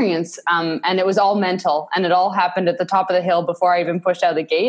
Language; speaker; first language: English; native; English